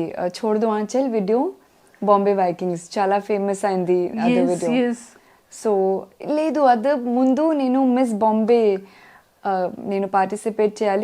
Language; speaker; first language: Telugu; non-native, learner; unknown